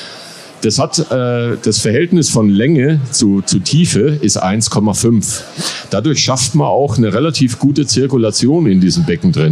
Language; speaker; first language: German; native; German